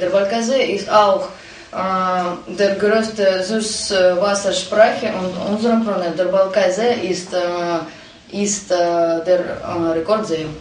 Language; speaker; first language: German; non-native, learner; Russian